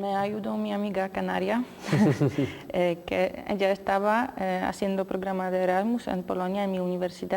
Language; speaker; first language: Spanish; non-native, learner; Polish